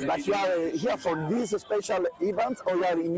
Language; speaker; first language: English; non-native, learner; Italian